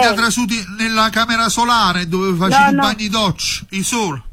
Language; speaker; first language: Italian; native; Italian